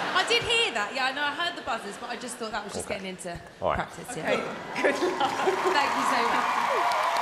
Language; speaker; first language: English; native; English